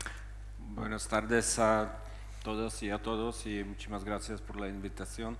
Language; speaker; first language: Spanish; non-native, fluent; Czech